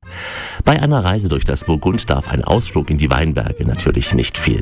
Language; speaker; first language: German; native; German